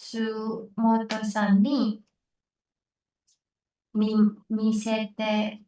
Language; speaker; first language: Japanese; non-native, learner; Indonesian